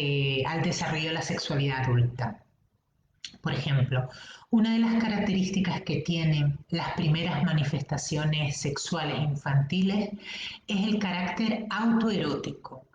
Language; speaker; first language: Spanish; native; Spanish